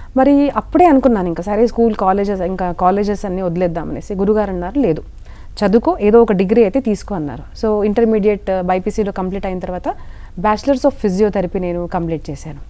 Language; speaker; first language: Telugu; non-native, local second language; Marathi